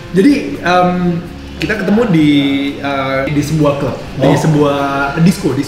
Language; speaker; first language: Indonesian; native; Indonesian